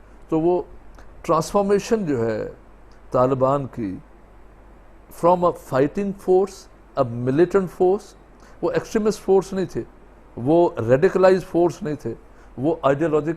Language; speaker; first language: Urdu; non-native, local second language; Sindhi